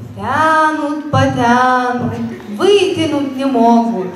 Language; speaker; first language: Russian; non-native, learner; Lithuanian